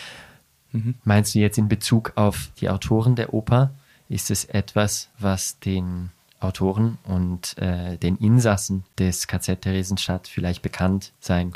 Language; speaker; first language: German; native; German